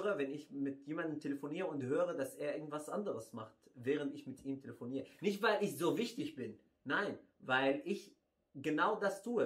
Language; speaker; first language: German; non-native, fluent; Arabic